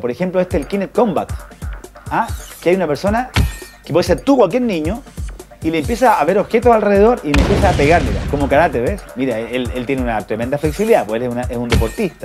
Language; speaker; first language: Spanish; native; Spanish